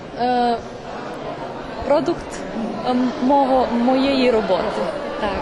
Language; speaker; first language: Ukrainian; non-native, local second language; Serbian